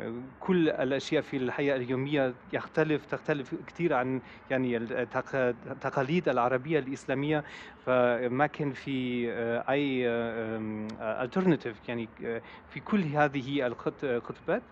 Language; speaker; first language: Arabic; non-native, fluent; German